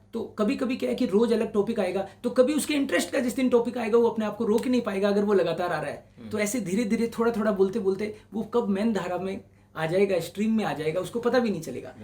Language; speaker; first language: Hindi; non-native, local second language; Marwari